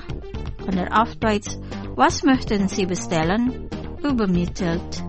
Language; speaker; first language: German; non-native, fluent; Indonesian